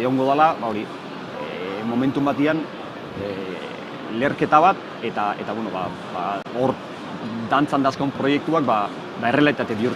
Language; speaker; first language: Basque; native; Basque